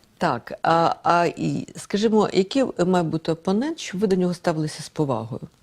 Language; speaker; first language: Ukrainian; non-native, local second language; Russian